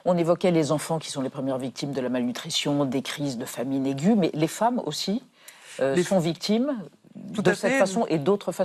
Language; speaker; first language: French; native; French